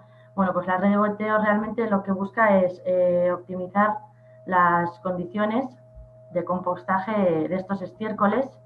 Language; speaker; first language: Spanish; native; Spanish